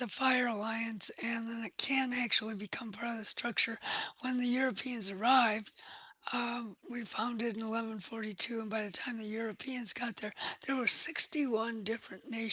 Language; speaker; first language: English; native; English